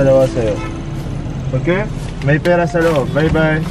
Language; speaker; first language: Filipino; non-native, learner; Arabic